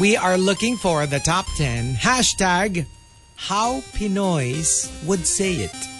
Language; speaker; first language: English; non-native, local second language; Filipino